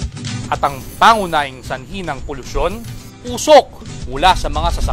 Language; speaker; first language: Filipino; native; Filipino